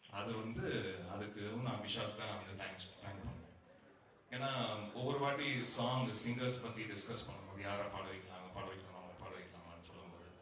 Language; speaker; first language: Tamil; native; Tamil